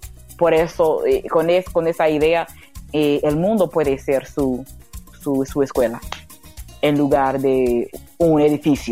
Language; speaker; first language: Spanish; non-native, learner; English